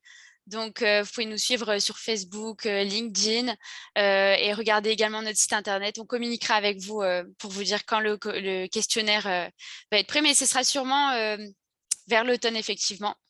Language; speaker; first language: French; native; French